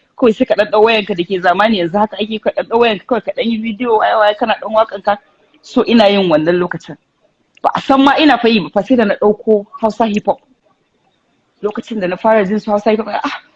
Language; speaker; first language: Hausa; non-native, local second language; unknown